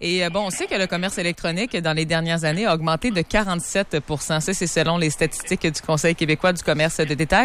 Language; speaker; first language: French; native; French